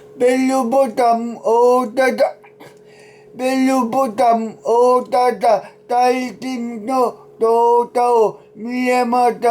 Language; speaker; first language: Japanese; non-native, learner; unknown